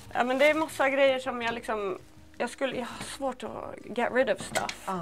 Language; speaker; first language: Swedish; non-native, fluent; English